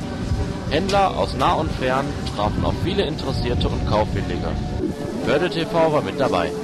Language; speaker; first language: German; native; German